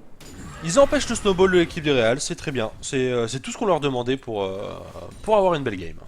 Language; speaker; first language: French; native; French